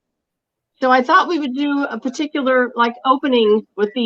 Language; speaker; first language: English; native; English